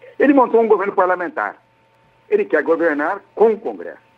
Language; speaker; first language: Portuguese; native; Portuguese